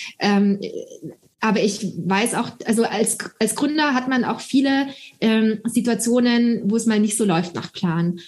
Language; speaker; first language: German; early bilingual, other home language; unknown